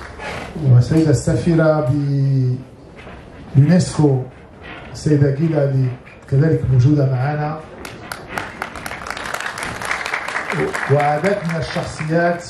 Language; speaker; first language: Arabic; native; Arabic